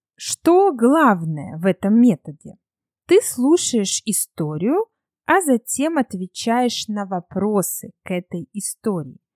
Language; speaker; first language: Russian; native; Russian